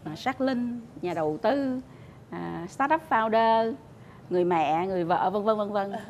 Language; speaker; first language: Vietnamese; native; Vietnamese